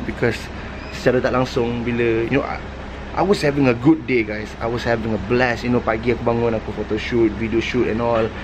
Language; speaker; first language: English; non-native, local second language; Malay